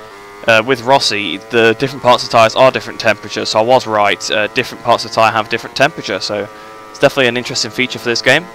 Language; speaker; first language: English; native; English